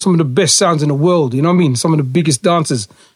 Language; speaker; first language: English; native; English